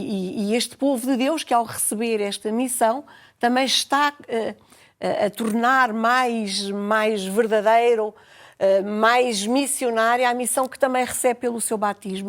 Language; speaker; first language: Portuguese; native; Portuguese